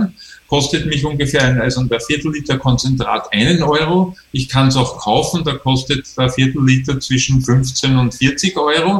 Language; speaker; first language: German; native; German